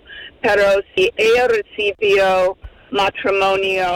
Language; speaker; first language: Spanish; non-native, fluent; English